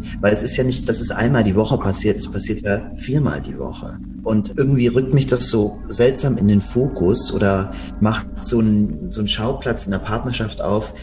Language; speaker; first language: German; native; German